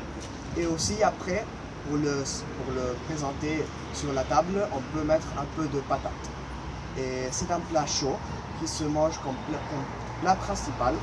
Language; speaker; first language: French; non-native, fluent; Spanish